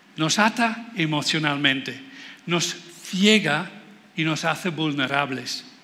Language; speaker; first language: Spanish; non-native, fluent; Dutch